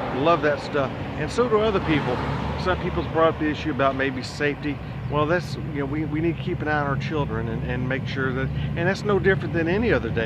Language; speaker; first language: English; native; English